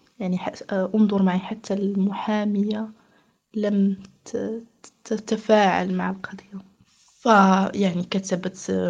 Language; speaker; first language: Arabic; native; Arabic